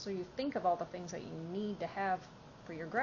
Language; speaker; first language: English; native; English